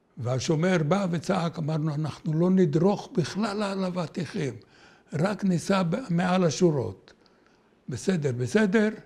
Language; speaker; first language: Hebrew; native; Hebrew